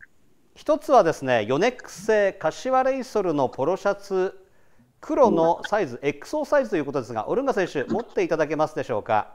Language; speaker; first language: Japanese; native; Japanese